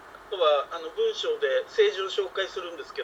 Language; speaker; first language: Japanese; native; Japanese